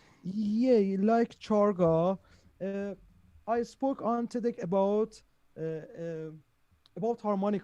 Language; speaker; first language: English; non-native, learner; Persian